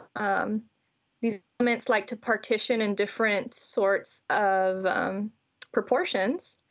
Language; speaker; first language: English; native; English